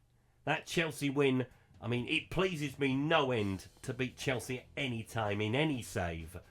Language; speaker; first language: English; native; English